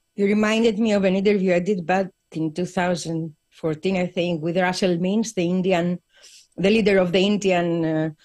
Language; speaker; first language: English; non-native, fluent; Greek